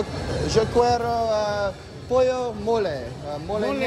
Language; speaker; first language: Spanish; non-native, learner; English